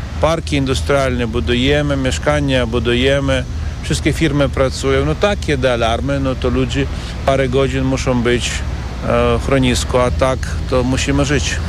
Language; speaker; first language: Polish; non-native, learner; Ukrainian